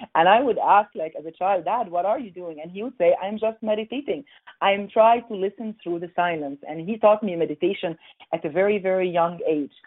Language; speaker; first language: English; non-native, fluent; Arabic